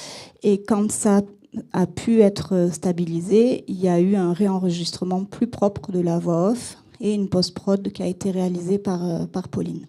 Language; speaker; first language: French; native; French